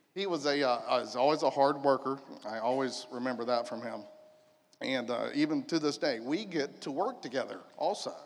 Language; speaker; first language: English; native; English